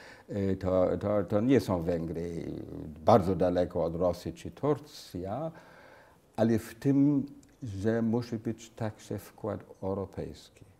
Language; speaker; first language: Polish; non-native, fluent; English